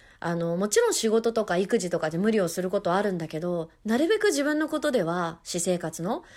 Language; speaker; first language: Japanese; native; Japanese